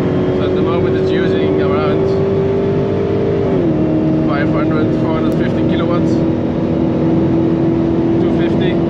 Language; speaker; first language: English; non-native, fluent; Dutch